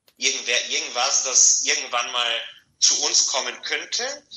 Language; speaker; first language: German; non-native, fluent; Bulgarian